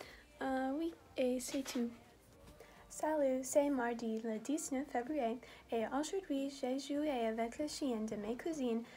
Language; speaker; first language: French; non-native, learner; English